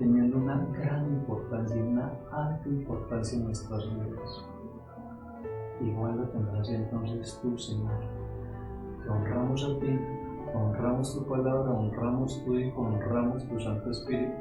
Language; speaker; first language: Spanish; native; Spanish